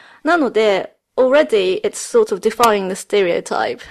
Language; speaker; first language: English; early bilingual, other home language; Japanese